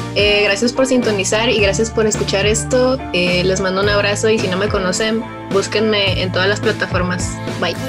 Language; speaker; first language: Spanish; native; Spanish